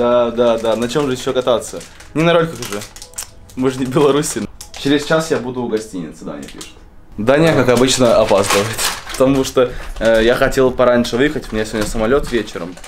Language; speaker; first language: Russian; native; Russian